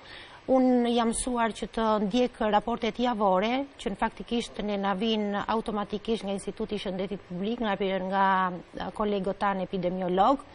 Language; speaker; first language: Albanian; native; Albanian